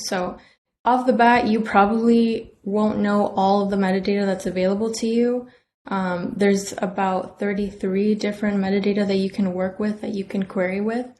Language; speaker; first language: English; native; English